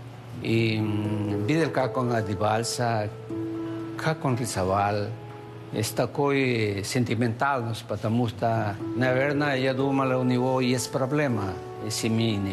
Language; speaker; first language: Russian; non-native, learner; Spanish